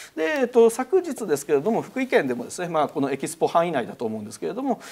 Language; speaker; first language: Japanese; native; Japanese